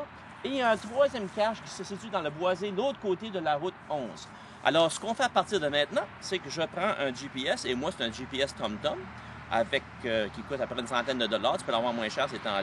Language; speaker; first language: French; native; French